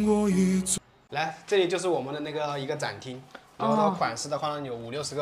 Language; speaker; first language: Chinese; native; Chinese